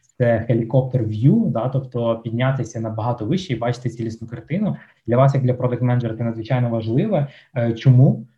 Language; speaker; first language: Ukrainian; non-native, local second language; Russian